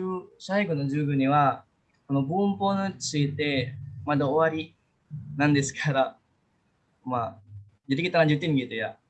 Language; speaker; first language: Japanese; non-native, fluent; Indonesian